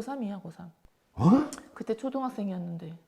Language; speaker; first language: Korean; native; Korean